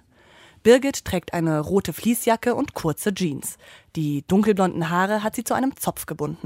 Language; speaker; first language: German; native; German